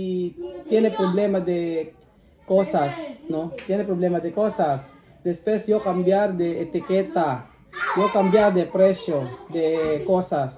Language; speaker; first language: Spanish; non-native, learner; Filipino